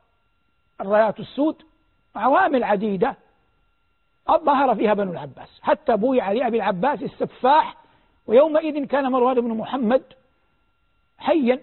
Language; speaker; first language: Arabic; native; Arabic